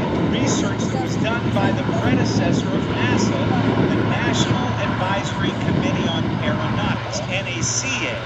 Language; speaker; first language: English; native; English